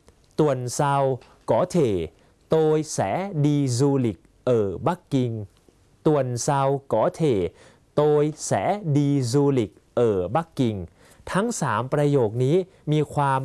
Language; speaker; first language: Thai; native; Thai